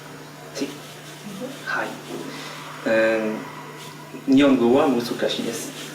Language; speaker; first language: Japanese; non-native, learner; French